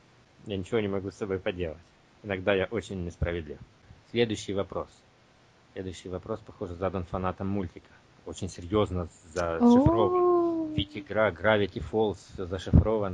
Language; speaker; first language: Russian; native; Russian